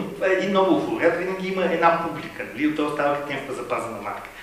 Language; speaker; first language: Bulgarian; native; Bulgarian